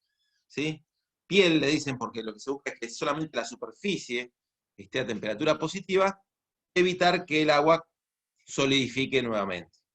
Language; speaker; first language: Spanish; native; Spanish